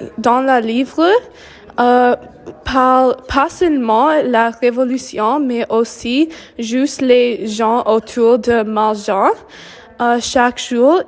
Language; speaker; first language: French; non-native, learner; English